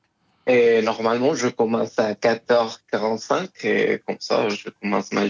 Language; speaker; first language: French; non-native, fluent; Spanish